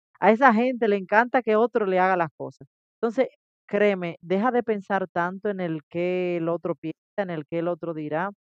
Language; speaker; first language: Spanish; native; Spanish